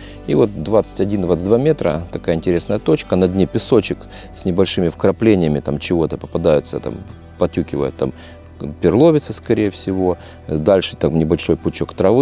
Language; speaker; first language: Russian; native; Russian